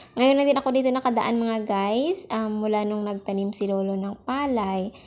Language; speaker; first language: Filipino; non-native, local second language; Hiligaynon